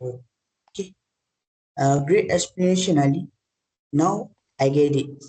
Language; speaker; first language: English; non-native, learner; Malay